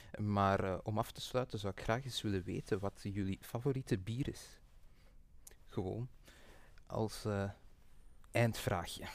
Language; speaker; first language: Dutch; native; Dutch